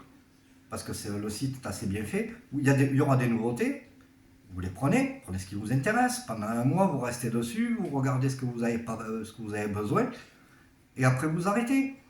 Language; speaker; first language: French; native; French